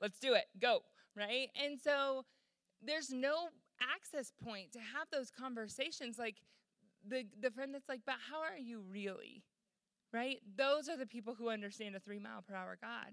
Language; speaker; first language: English; native; English